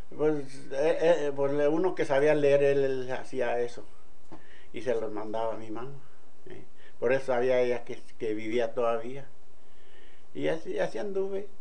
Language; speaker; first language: Spanish; native; Spanish